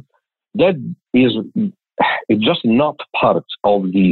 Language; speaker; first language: English; non-native, fluent; Italian